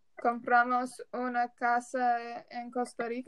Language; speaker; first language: Spanish; non-native, learner; English